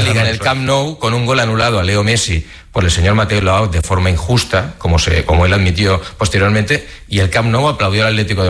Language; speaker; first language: Spanish; native; Spanish